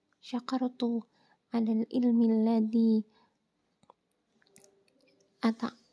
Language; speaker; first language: Arabic; non-native, learner; Indonesian